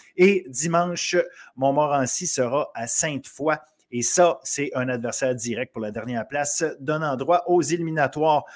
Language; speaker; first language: French; native; French